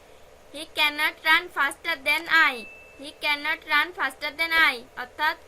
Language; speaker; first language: English; non-native, fluent; Bangla